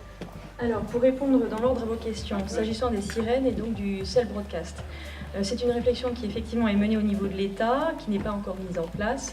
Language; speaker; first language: French; native; French